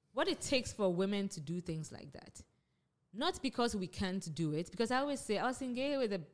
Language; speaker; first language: English; non-native, local second language; Akan